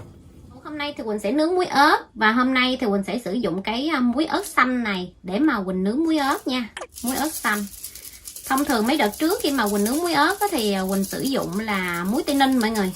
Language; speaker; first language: Vietnamese; native; Vietnamese